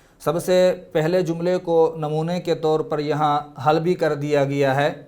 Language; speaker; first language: Urdu; native; Urdu